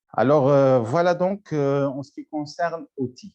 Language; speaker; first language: French; non-native, local second language; Arabic